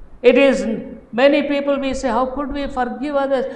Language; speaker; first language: English; non-native, local second language; Tamil